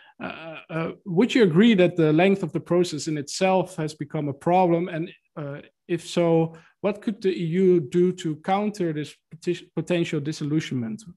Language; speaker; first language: English; non-native, fluent; Dutch